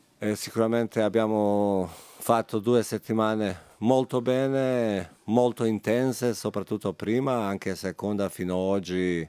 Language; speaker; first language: Italian; non-native, fluent; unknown